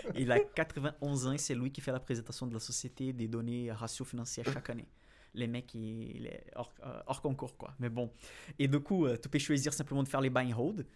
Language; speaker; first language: French; non-native, fluent; Portuguese